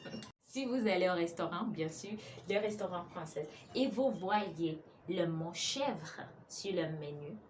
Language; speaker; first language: French; non-native, fluent; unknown